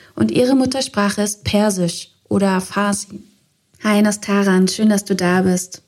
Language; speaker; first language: German; native; German